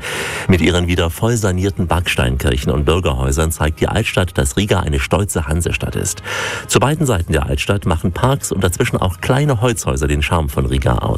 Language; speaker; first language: German; native; German